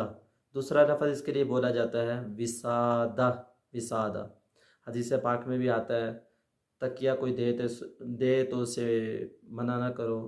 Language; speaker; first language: Urdu; native; Urdu